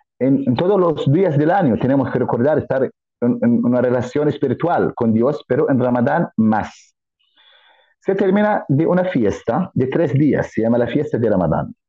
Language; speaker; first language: Spanish; non-native, fluent; Arabic